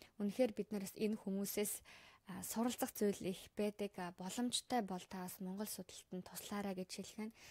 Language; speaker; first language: Mongolian; native; Mongolian